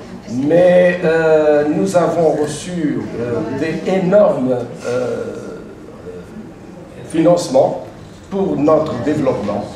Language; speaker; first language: French; non-native, fluent; Portuguese